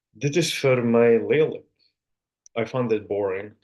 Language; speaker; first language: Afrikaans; non-native, learner; Finnish